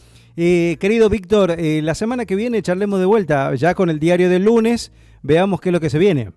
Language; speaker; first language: Spanish; native; Spanish